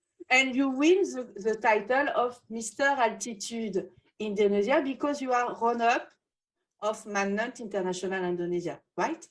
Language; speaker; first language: English; non-native, learner; French